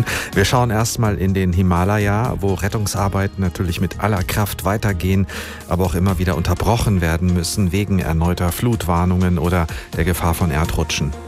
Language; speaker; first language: German; native; German